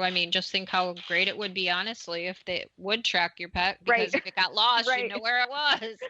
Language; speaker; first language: English; native; English